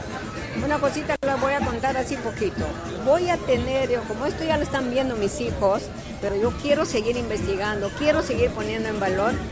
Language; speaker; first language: Spanish; native; Spanish